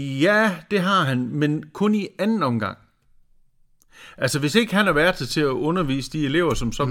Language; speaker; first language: Danish; native; Danish